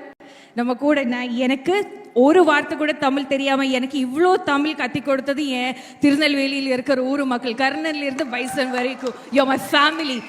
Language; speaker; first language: Tamil; non-native, fluent; Malayalam